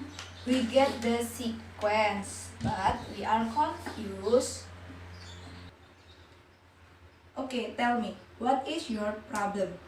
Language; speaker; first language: English; non-native, learner; Indonesian